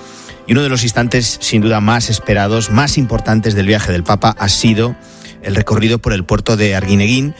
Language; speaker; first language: Spanish; native; Spanish